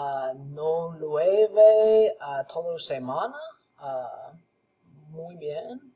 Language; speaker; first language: Spanish; non-native, learner; English